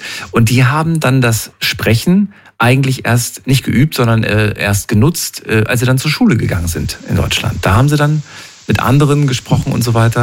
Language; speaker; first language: German; native; German